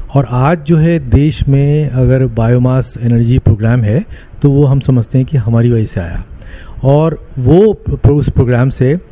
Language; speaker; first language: Hindi; native; Hindi